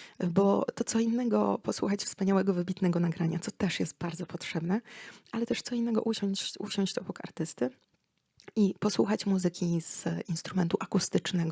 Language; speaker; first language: Polish; native; Polish